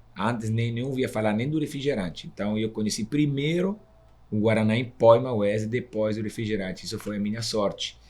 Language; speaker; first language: Portuguese; non-native, fluent; Italian